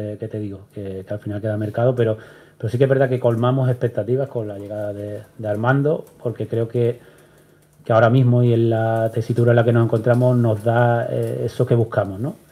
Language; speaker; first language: Spanish; native; Spanish